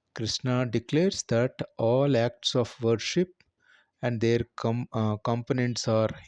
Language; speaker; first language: English; non-native, local second language; Telugu